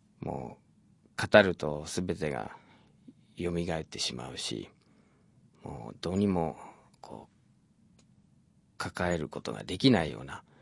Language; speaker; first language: Japanese; non-native, fluent; English